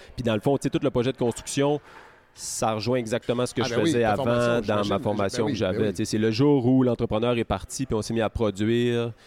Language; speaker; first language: French; native; French